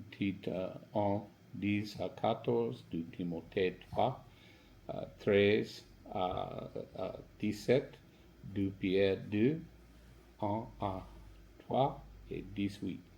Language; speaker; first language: French; non-native, learner; English